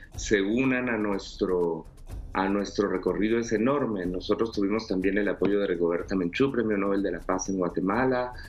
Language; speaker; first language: Spanish; native; Spanish